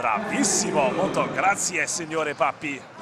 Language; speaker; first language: Italian; non-native, learner; English